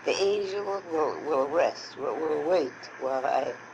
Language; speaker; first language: English; early bilingual, other home language; German